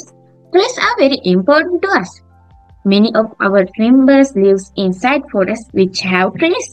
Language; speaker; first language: English; non-native, learner; Sinhala